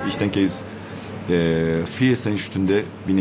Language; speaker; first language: German; non-native, learner; Turkish